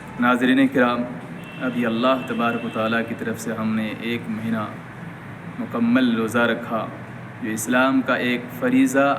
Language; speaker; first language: Urdu; native; Urdu